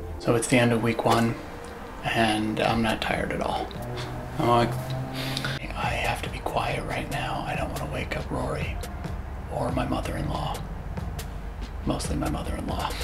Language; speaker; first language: English; native; English